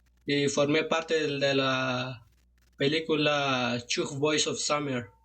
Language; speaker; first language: Spanish; non-native, local second language; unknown